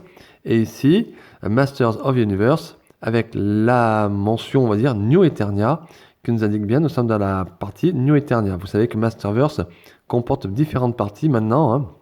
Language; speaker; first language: French; native; French